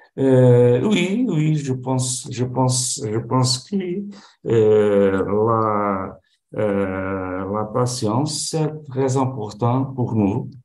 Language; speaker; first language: French; non-native, learner; Portuguese